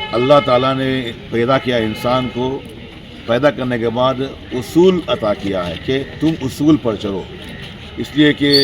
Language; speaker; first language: Urdu; native; Urdu